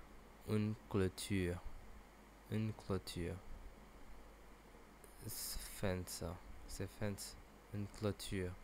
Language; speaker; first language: French; non-native, learner; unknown